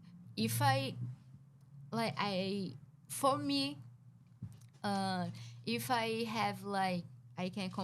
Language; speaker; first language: English; non-native, learner; Portuguese